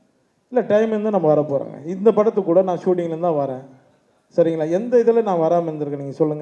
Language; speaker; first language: Tamil; native; Tamil